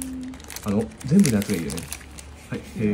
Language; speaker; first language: Japanese; native; Japanese